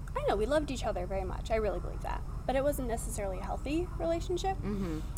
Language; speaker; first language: English; native; English